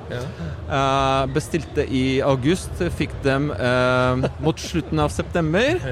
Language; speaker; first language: Norwegian; non-native, fluent; Polish